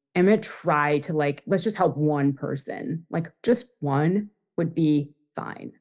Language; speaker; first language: English; native; English